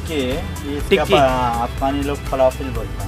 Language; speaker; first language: Hindi; non-native, learner; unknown